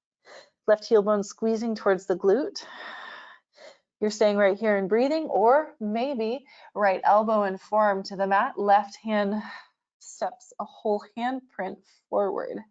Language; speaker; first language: English; native; English